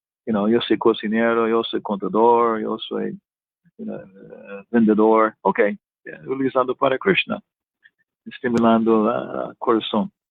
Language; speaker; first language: Spanish; non-native, learner; English